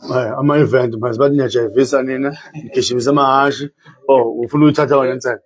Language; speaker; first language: Zulu; native; Zulu